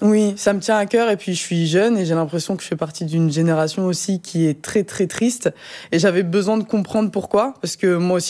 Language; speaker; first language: French; native; French